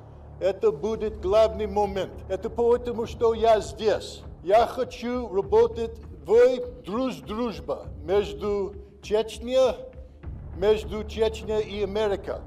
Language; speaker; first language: Russian; non-native, learner; English